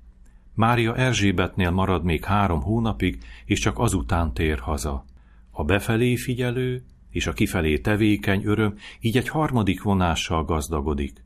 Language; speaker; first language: Hungarian; native; Hungarian